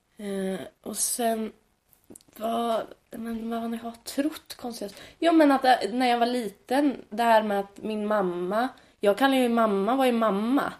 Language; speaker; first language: Swedish; native; Swedish